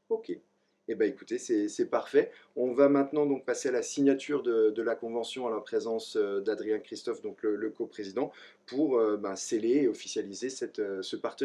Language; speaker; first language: French; native; French